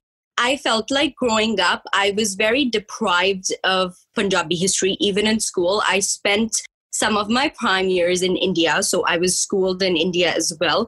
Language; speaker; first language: English; early bilingual, other home language; Punjabi